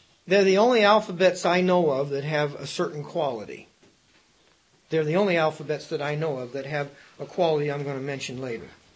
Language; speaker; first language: English; native; English